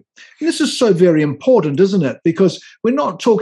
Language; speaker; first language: English; native; English